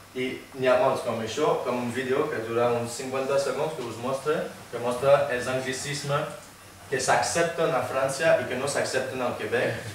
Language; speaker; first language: Catalan; non-native, fluent; French